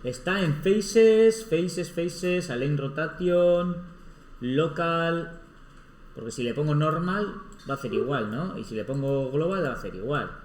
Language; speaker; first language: Spanish; native; Spanish